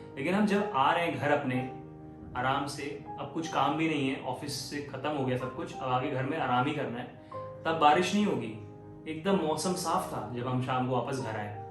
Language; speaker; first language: Hindi; non-native, local second language; Nepali